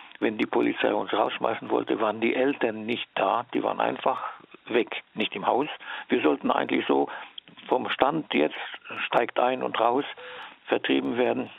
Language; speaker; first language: German; early bilingual, heritage; German